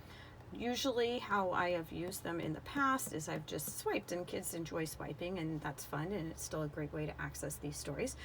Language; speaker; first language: English; native; English